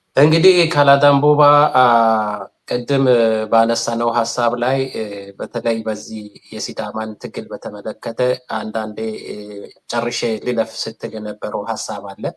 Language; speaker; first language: Amharic; non-native, local second language; Sidamo